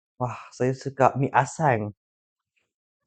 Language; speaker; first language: Indonesian; early bilingual, heritage; English